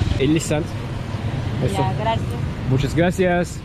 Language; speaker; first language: Spanish; non-native, learner; Turkish